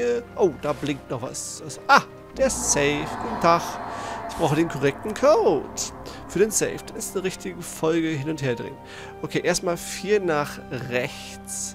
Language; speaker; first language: German; native; German